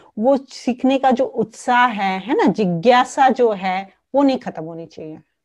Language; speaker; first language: Hindi; non-native, local second language; Gujarati